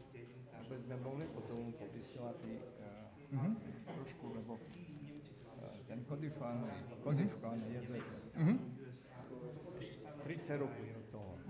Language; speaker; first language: Slovak; non-native, local second language; Rusyn